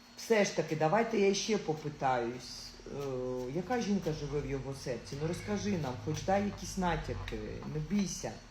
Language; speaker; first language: Ukrainian; non-native, local second language; Russian